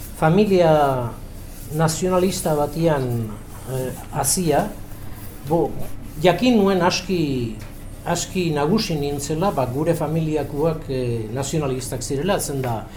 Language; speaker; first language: Basque; non-native, local second language; Spanish